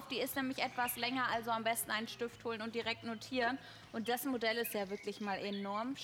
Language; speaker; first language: German; native; German